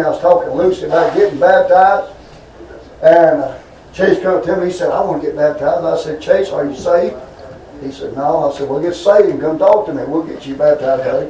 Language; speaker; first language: English; native; English